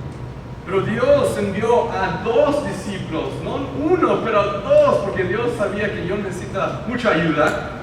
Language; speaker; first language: Spanish; early bilingual, heritage; Spanish